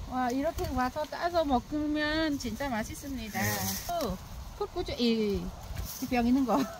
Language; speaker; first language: Korean; non-native, learner; Vietnamese